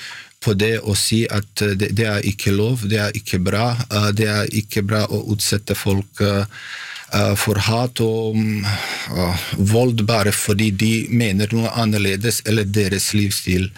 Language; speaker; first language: Norwegian; non-native, fluent; Bosnian